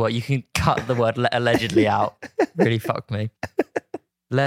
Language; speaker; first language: English; native; English